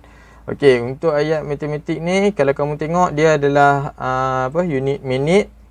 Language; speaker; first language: Malay; native; Malay